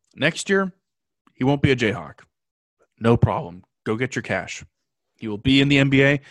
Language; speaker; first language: English; native; English